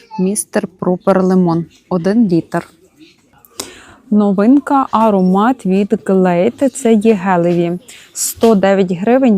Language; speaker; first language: Ukrainian; native; Ukrainian